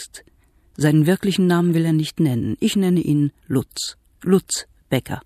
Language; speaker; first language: German; native; German